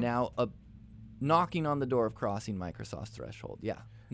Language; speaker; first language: English; native; English